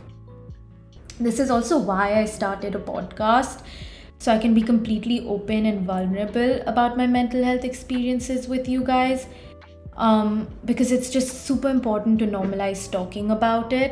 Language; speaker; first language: English; non-native, local second language; Hindi